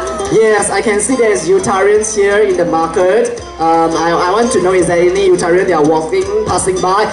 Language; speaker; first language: English; non-native, local second language; Chinese